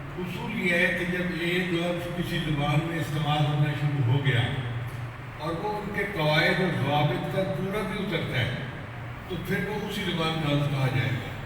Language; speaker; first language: Urdu; non-native, local second language; Punjabi